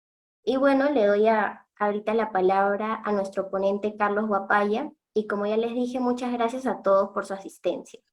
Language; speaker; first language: Spanish; native; Spanish